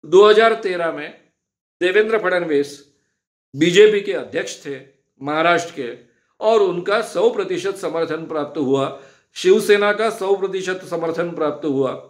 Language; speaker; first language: Hindi; non-native, local second language; Marathi